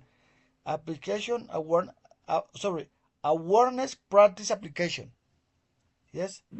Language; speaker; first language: English; non-native, learner; Spanish